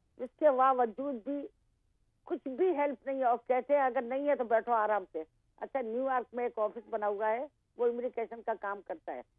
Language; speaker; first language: Urdu; native; Urdu